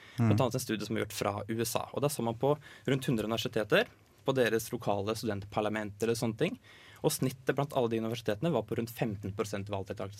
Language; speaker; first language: Norwegian; native; Norwegian